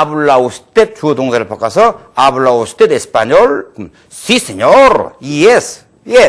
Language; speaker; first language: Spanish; non-native, fluent; Korean